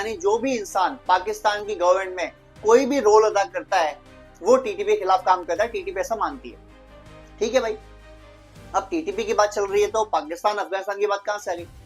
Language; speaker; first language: Hindi; native; Hindi